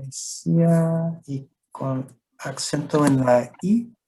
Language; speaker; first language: Spanish; non-native, learner; English